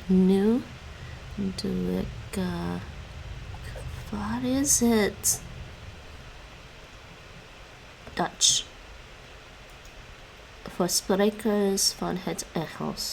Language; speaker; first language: Dutch; non-native, learner; English